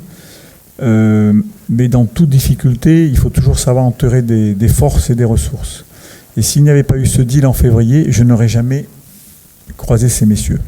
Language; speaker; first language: French; native; French